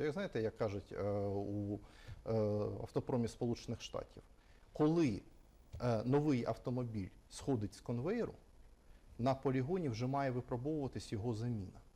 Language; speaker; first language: Ukrainian; native; Ukrainian